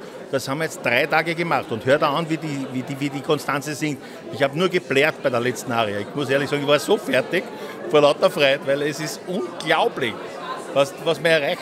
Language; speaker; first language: German; native; German